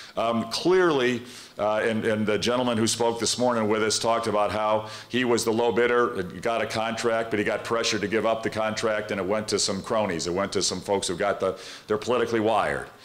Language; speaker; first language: English; native; English